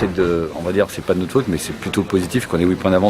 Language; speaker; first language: French; native; French